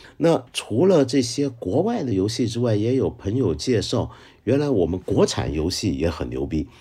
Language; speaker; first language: Chinese; non-native, local second language; Cantonese